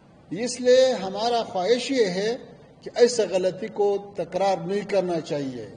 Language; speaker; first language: Hindi; non-native, fluent; Pashto